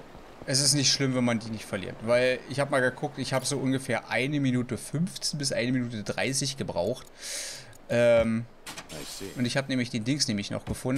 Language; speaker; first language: German; native; German